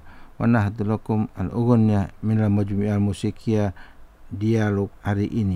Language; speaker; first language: Arabic; non-native, fluent; Indonesian